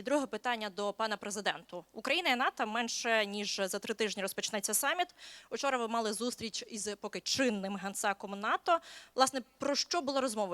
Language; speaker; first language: Ukrainian; native; Ukrainian